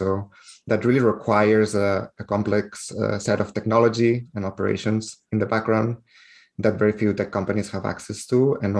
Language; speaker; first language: English; non-native, fluent; Spanish